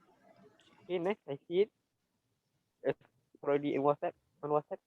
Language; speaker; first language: English; non-native, learner; Malay